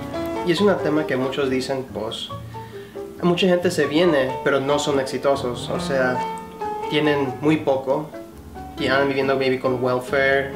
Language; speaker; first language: Spanish; early bilingual, heritage; Spanish